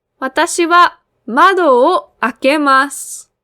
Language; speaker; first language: Japanese; non-native, fluent; English